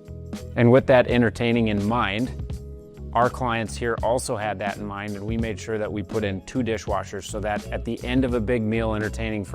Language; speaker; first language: English; native; English